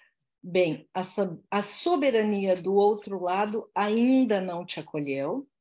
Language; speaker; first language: Portuguese; native; Portuguese